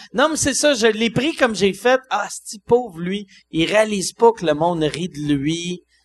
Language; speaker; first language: French; native; French